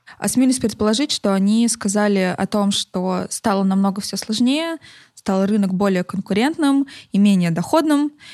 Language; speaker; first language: Russian; native; Russian